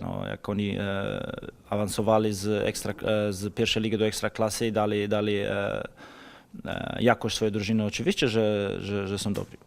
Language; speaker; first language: Polish; non-native, fluent; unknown